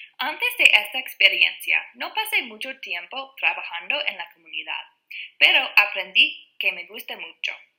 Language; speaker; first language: Spanish; non-native, learner; English